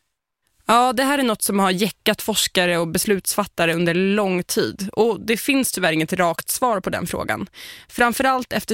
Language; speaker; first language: Swedish; native; Swedish